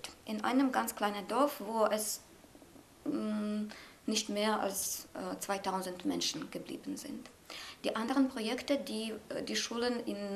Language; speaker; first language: German; non-native, fluent; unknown